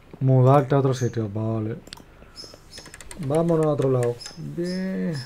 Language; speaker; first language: Spanish; native; Spanish